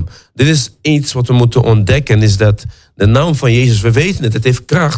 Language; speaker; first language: Dutch; non-native, fluent; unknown